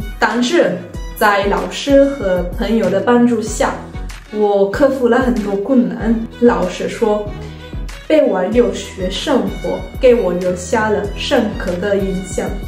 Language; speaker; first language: Chinese; non-native, fluent; Italian